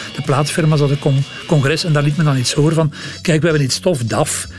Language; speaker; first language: Dutch; native; Dutch